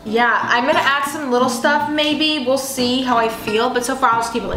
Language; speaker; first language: English; native; English